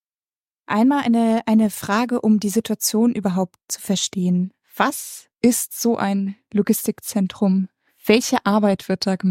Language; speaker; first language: German; native; German